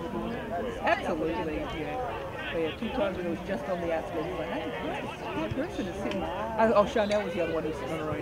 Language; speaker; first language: English; native; English